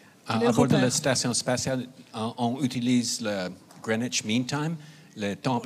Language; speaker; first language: French; non-native, fluent; English